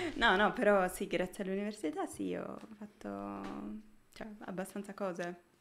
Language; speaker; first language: Italian; native; Italian